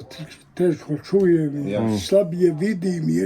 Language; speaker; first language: Croatian; native; Croatian